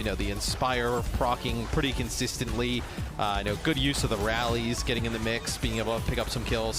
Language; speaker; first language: English; native; English